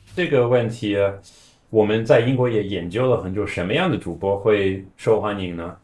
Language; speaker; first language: Chinese; non-native, fluent; English